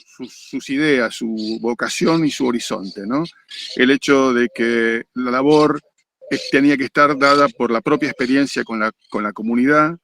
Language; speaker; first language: Spanish; native; Spanish